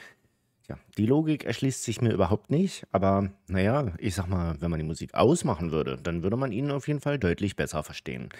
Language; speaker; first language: German; native; German